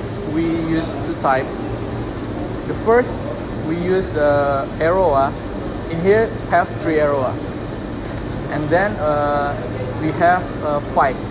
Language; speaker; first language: English; non-native, learner; Indonesian